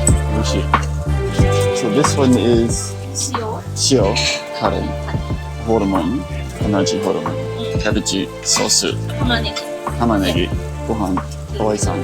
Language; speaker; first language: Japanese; non-native, learner; English